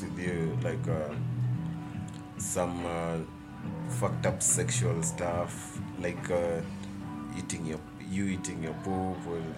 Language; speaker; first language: English; non-native, local second language; Luo (Kenya and Tanzania)